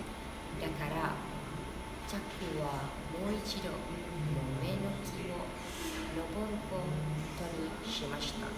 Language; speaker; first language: Japanese; non-native, learner; Indonesian